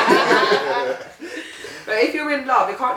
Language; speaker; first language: English; native; English